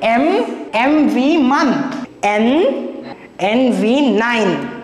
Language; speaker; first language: English; non-native, local second language; Marathi